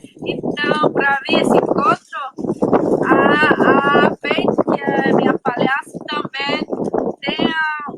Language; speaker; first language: Portuguese; non-native, fluent; Spanish